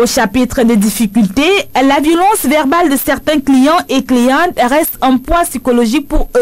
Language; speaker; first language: French; non-native, local second language; Wolof